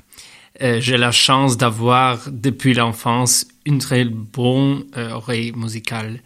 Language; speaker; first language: French; non-native, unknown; Russian